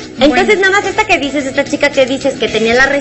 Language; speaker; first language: Spanish; native; Spanish